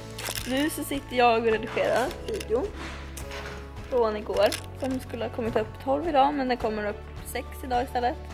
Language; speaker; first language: Swedish; native; Swedish